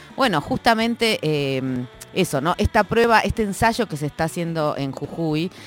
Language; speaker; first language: Spanish; native; Spanish